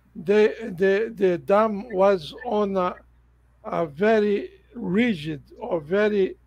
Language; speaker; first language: English; non-native, fluent; Portuguese